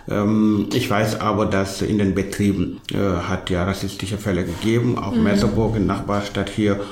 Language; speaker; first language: German; non-native, fluent; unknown